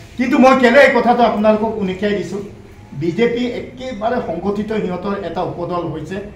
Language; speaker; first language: Assamese; non-native, local second language; Mising